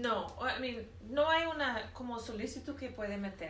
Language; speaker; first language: Spanish; non-native, fluent; English